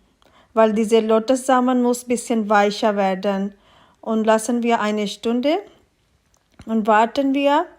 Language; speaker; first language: German; non-native, learner; Urdu